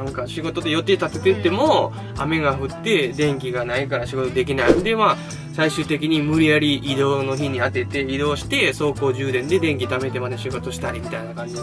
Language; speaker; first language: Japanese; native; Japanese